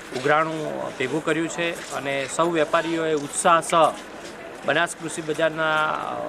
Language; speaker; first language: Gujarati; native; Gujarati